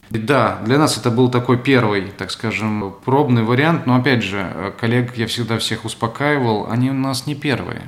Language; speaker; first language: Russian; native; Russian